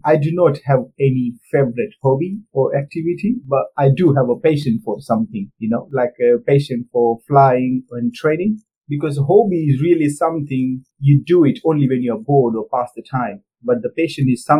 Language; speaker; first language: English; non-native, local second language; Gujarati